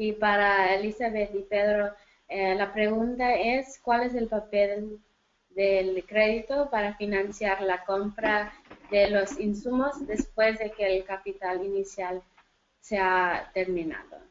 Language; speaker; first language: Spanish; early bilingual, heritage; Spanish